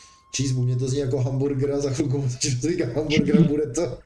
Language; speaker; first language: Czech; native; Czech